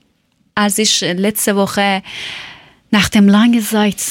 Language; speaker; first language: German; non-native, learner; Persian